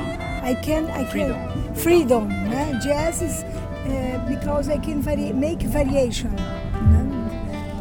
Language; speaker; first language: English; non-native, learner; Portuguese